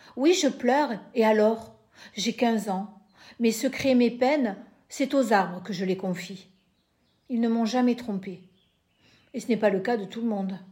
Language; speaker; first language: French; native; French